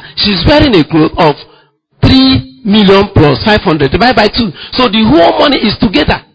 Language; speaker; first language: English; non-native, local second language; Igbo